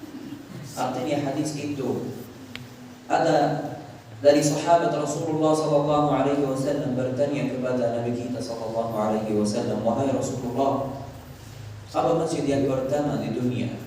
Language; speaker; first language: Indonesian; non-native, fluent; Arabic